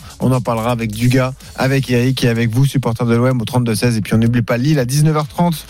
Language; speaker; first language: French; native; French